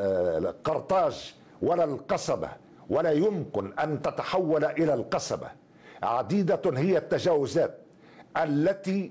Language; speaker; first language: Arabic; native; Arabic